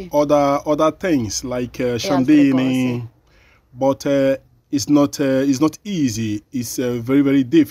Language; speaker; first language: English; non-native, learner; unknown